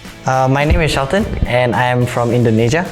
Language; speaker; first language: English; non-native, fluent; Indonesian